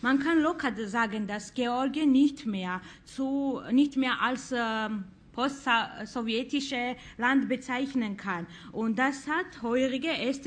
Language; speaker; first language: German; non-native, fluent; Georgian